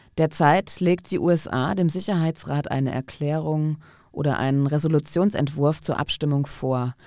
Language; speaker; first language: German; non-native, fluent; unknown